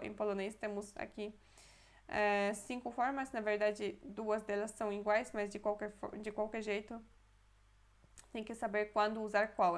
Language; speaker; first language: Portuguese; non-native, fluent; Polish